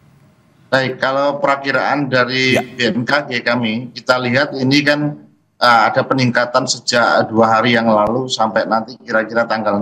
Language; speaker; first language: Indonesian; native; Indonesian